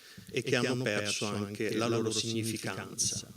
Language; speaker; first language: Italian; native; Italian